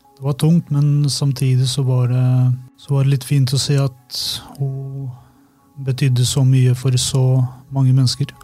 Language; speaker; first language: Norwegian; early bilingual, other home language; Albanian